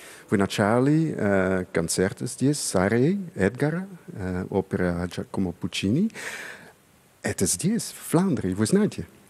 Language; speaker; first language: Russian; non-native, fluent; Dutch